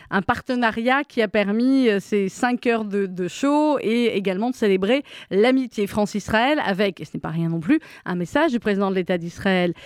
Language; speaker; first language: French; native; French